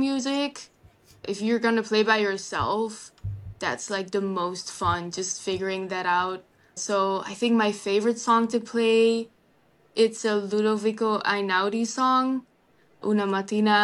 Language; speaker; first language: English; non-native, fluent; Dutch